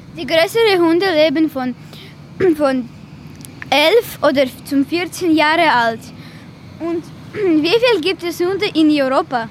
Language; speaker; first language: German; non-native, learner; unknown